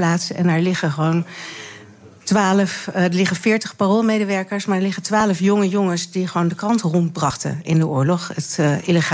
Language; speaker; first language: Dutch; native; Dutch